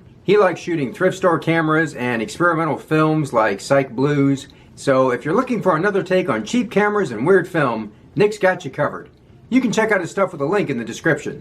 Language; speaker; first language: English; native; English